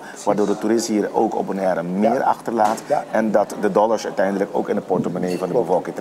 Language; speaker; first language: Dutch; non-native, local second language; Papiamento